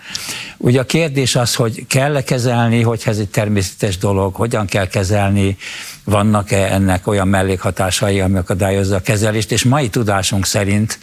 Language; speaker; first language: Hungarian; native; Hungarian